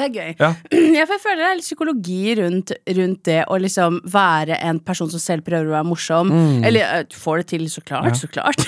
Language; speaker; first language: Norwegian; native; Norwegian